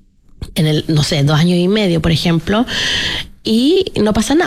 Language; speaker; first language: Spanish; native; Spanish